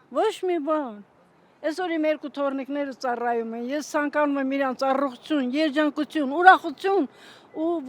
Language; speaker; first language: Armenian; native; Armenian